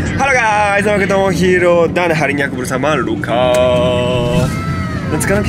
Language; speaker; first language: Indonesian; non-native, learner; Japanese